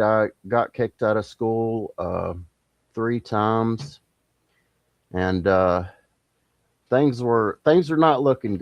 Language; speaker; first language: English; native; English